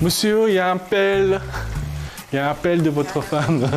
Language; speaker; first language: French; non-native, learner; Korean